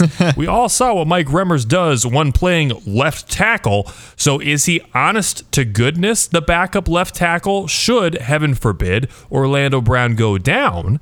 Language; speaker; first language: English; native; English